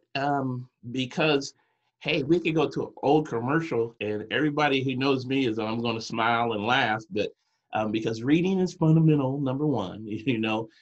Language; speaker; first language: English; native; English